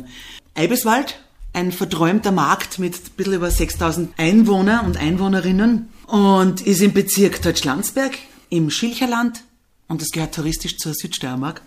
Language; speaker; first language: German; native; German